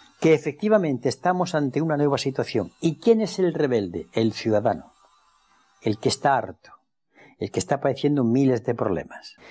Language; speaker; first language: Spanish; native; Spanish